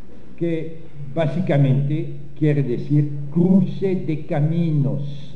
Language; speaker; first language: Spanish; non-native, fluent; French